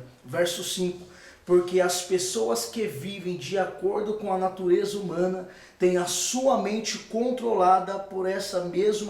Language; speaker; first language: Portuguese; native; Portuguese